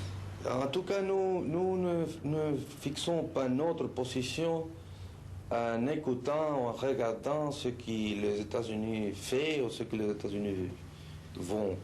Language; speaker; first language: French; non-native, fluent; Spanish